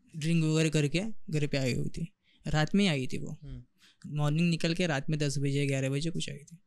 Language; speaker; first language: Hindi; non-native, local second language; Telugu